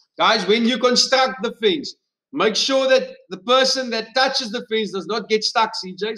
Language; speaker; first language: English; non-native, local second language; Afrikaans